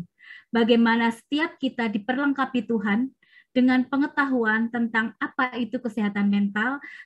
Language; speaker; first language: Indonesian; native; Indonesian